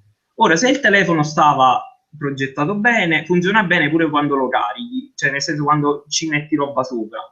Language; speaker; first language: Italian; native; Italian